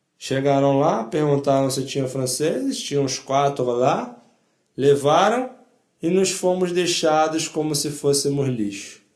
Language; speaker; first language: Portuguese; non-native, fluent; Polish